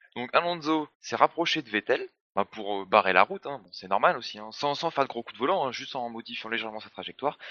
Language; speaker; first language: French; native; French